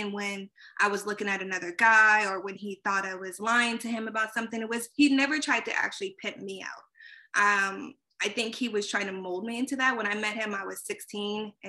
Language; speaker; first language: English; native; English